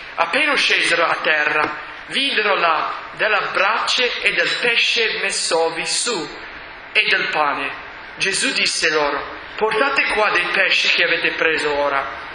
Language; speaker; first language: Italian; non-native, fluent; English